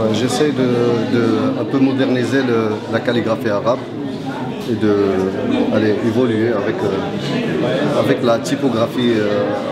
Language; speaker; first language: French; non-native, local second language; Arabic